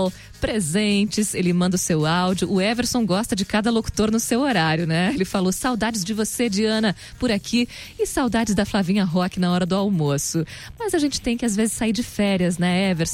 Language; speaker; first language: Portuguese; native; Portuguese